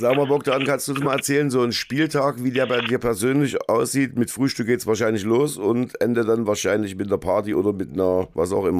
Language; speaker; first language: German; native; German